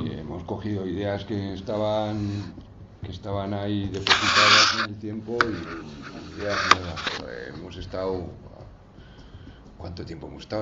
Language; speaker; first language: Spanish; native; Spanish